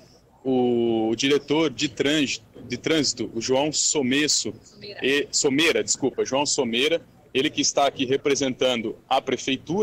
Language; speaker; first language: Portuguese; native; Portuguese